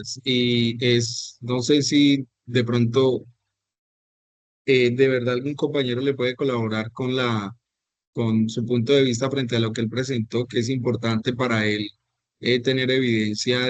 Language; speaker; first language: Spanish; native; Spanish